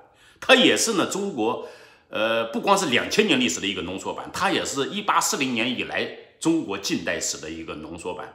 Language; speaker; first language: Chinese; native; Chinese